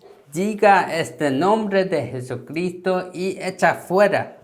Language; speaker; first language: Spanish; non-native, learner; Korean